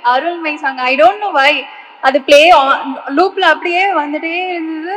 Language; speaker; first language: Tamil; non-native, fluent; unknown